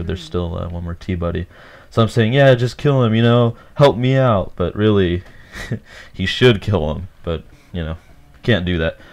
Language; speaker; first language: English; native; English